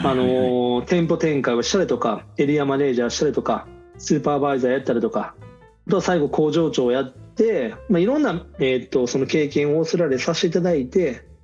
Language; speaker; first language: Japanese; native; Japanese